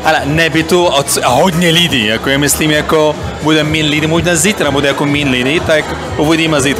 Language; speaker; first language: Czech; non-native, learner; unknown